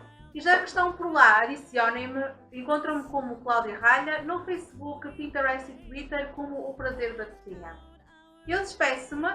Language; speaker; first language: Portuguese; native; Portuguese